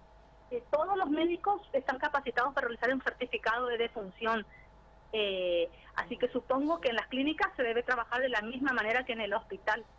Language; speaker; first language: Spanish; native; Spanish